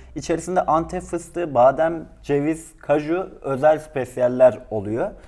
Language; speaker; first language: Turkish; native; Turkish